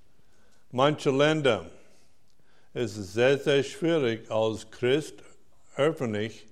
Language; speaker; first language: German; non-native, fluent; English